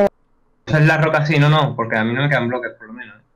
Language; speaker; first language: Spanish; native; Spanish